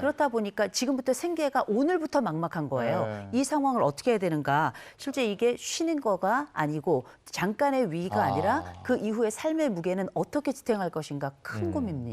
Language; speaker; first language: Korean; native; Korean